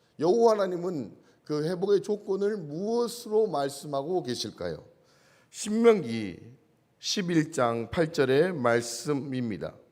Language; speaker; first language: Korean; native; Korean